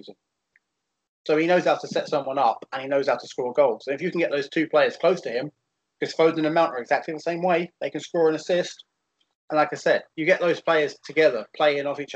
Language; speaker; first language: English; native; English